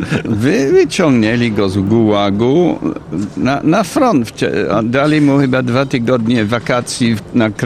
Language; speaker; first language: Polish; non-native, fluent; English